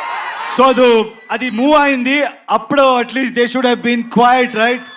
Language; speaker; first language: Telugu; non-native, local second language; Kannada